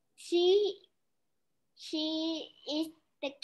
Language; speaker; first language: English; non-native, learner; Vietnamese